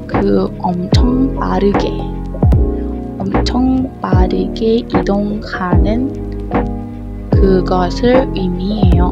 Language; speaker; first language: Korean; non-native, learner; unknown